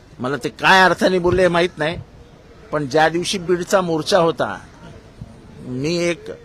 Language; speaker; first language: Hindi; non-native, local second language; Marathi